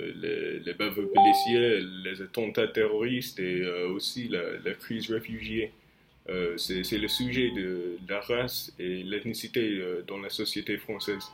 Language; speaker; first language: French; non-native, fluent; English